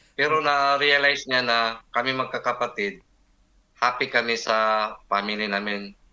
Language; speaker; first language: Filipino; non-native, local second language; Cebuano